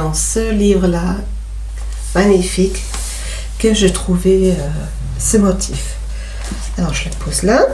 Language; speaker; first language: French; native; French